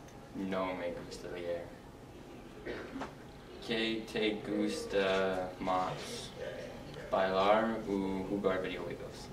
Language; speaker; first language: Spanish; non-native, learner; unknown